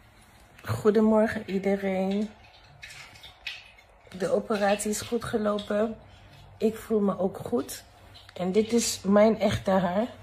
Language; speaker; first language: Dutch; early bilingual, other home language; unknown